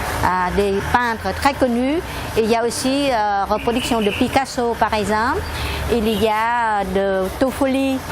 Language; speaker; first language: French; non-native, local second language; Vietnamese